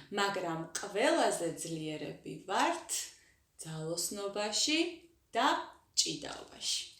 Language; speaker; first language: Georgian; native; Georgian